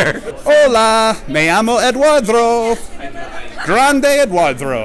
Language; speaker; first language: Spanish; non-native, learner; English